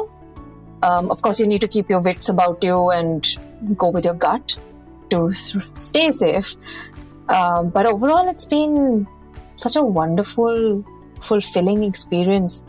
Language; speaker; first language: English; non-native, local second language; Punjabi